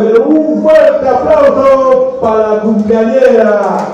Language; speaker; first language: Spanish; native; Spanish